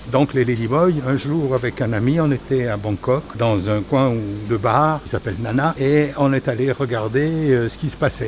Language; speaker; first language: French; native; French